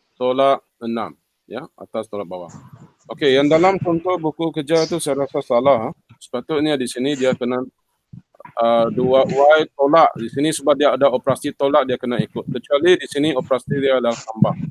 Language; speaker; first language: Malay; non-native, local second language; Chinese